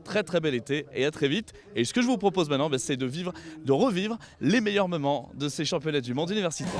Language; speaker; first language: French; native; French